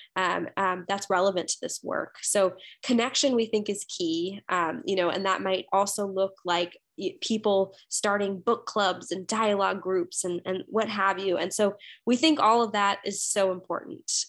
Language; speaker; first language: English; native; English